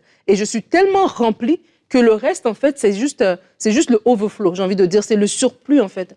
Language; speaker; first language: French; native; French